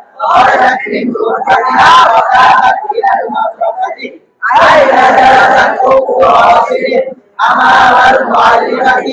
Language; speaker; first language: Arabic; non-native, learner; Bangla